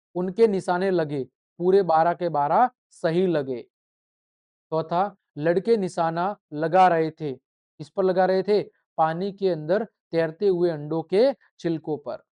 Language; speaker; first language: Hindi; native; Hindi